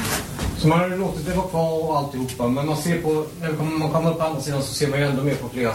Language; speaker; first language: Swedish; native; Swedish